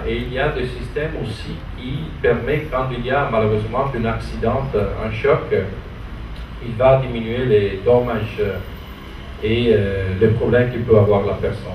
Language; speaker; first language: French; non-native, fluent; Italian